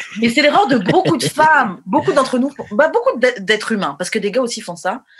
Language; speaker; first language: French; native; French